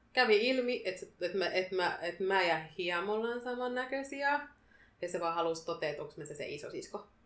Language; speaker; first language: Finnish; early bilingual, other home language; Bangla